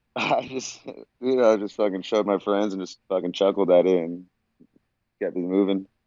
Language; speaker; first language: English; native; English